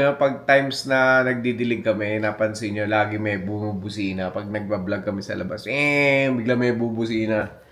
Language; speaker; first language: Filipino; native; Filipino